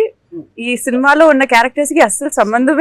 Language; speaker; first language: Telugu; non-native, fluent; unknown